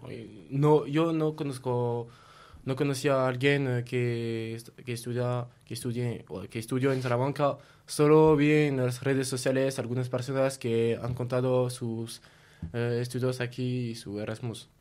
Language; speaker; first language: Spanish; non-native, learner; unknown